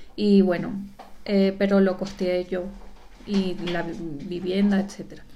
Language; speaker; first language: Spanish; native; Spanish